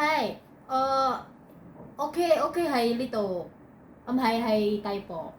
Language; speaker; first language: Cantonese; non-native, learner; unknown